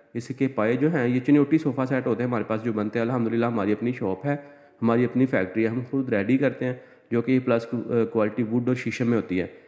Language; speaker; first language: Urdu; non-native, local second language; Punjabi